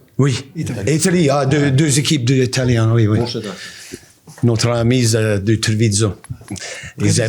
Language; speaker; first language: French; non-native, learner; English